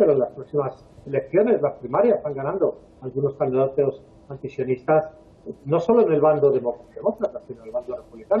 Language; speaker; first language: Spanish; native; Spanish